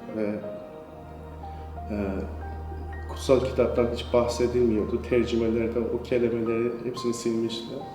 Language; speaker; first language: Turkish; non-native, fluent; Persian